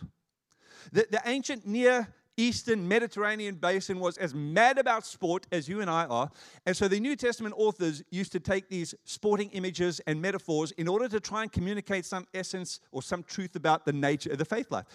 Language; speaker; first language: English; native; English